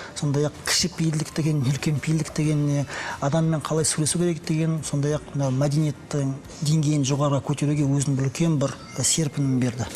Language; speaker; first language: Kazakh; non-native, local second language; Russian